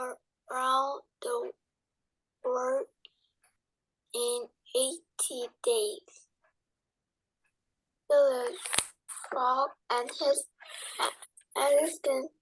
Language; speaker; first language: English; non-native, learner; Vietnamese